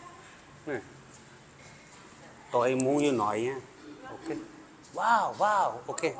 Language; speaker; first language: Vietnamese; non-native, learner; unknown